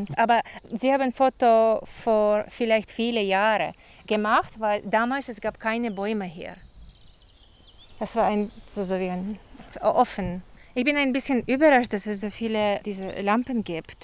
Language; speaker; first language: German; non-native, fluent; Ukrainian